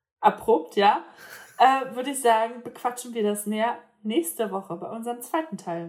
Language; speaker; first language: German; native; German